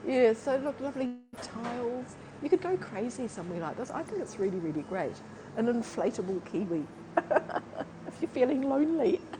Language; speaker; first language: English; native; English